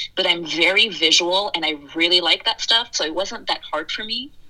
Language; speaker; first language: English; early bilingual, other home language; French